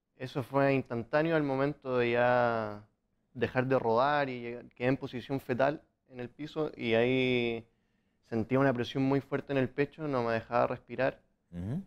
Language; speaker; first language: Spanish; native; Spanish